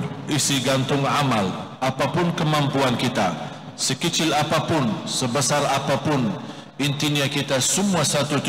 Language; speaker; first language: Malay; non-native, fluent; Arabic